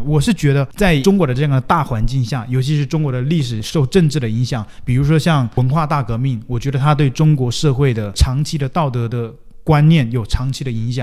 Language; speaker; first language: Chinese; native; Chinese